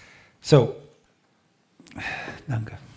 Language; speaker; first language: German; non-native, learner; Dutch